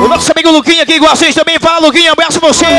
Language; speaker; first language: Portuguese; native; Portuguese